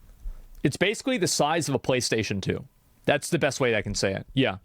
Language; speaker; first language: English; native; English